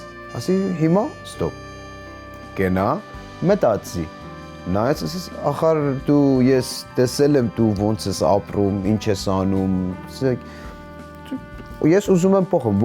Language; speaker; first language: Armenian; non-native, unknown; Persian